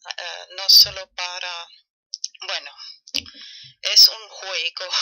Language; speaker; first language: Spanish; non-native, learner; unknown